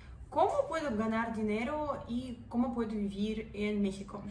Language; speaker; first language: Spanish; non-native, fluent; Russian